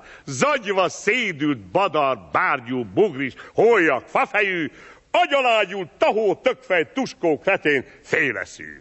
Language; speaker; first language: Hungarian; native; Hungarian